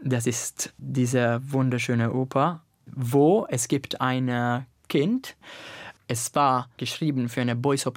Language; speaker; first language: German; non-native, fluent; Italian